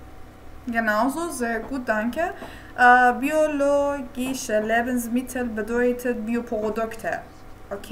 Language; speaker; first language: German; non-native, fluent; Persian